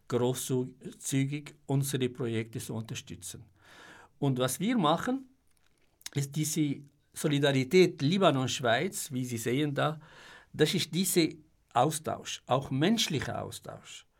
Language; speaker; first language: German; non-native, fluent; Arabic